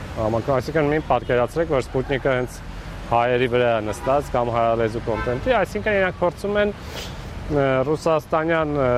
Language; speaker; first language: Armenian; native; Armenian